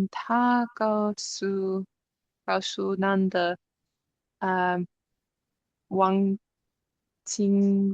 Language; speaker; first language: Chinese; non-native, learner; English